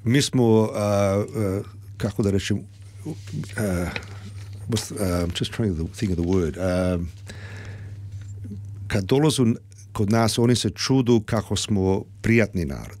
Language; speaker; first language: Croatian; early bilingual, heritage; Serbian